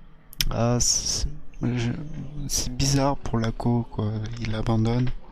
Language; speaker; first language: French; native; French